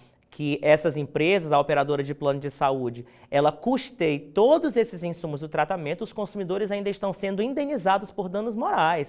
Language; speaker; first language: Portuguese; native; Portuguese